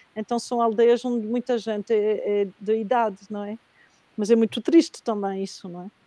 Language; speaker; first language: Portuguese; non-native, fluent; Spanish